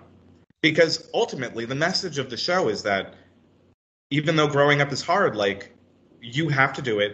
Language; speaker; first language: English; native; English